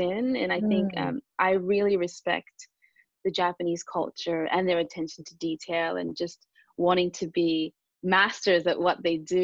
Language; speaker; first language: English; early bilingual, other home language; Japanese